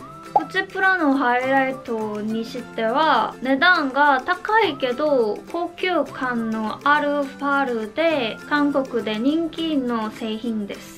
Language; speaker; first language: Japanese; non-native, fluent; Korean